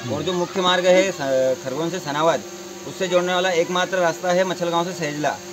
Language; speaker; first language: Hindi; native; Hindi